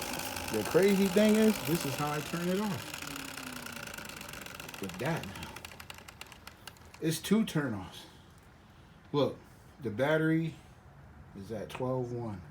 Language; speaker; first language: English; native; English